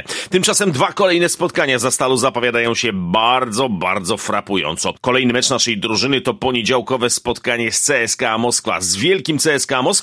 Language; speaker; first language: Polish; native; Polish